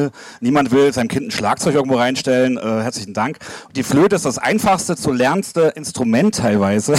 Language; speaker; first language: German; native; German